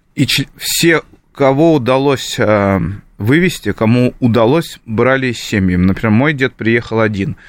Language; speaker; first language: Russian; native; Russian